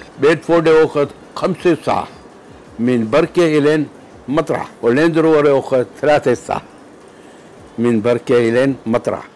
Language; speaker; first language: Arabic; non-native, local second language; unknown